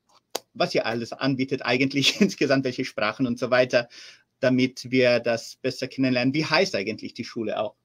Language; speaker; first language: German; early bilingual, heritage; German